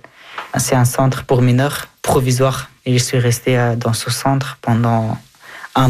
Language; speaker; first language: French; non-native, fluent; Persian